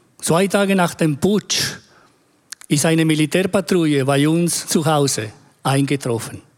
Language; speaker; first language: German; non-native, fluent; Spanish